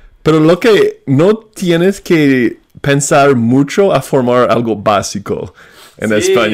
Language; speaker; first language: Spanish; non-native, fluent; English